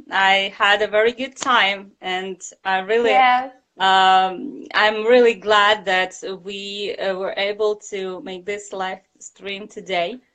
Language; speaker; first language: English; non-native, fluent; Russian